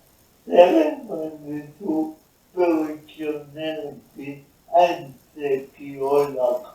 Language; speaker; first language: Basque; non-native, learner; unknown